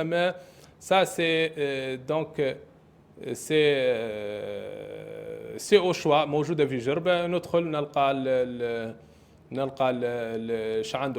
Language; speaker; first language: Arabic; native; Arabic